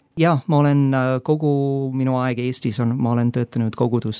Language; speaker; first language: Estonian; non-native, fluent; English